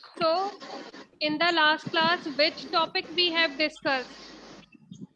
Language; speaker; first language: English; non-native, local second language; Urdu